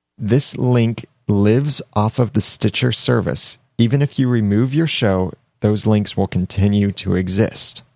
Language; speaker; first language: English; native; English